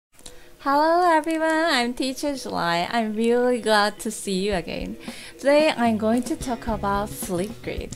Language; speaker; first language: English; non-native, fluent; Korean